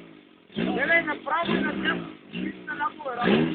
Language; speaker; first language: Bulgarian; native; Bulgarian